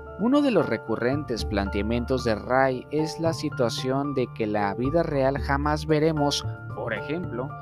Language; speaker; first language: Spanish; native; Spanish